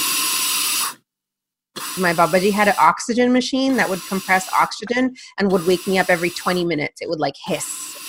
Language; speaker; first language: English; non-native, fluent; Punjabi